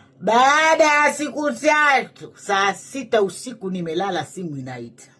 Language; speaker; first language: Swahili; native; Swahili